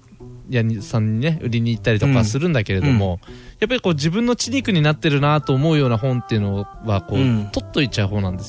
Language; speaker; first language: Japanese; native; Japanese